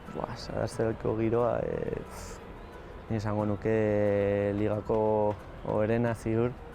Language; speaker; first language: Basque; non-native, local second language; Spanish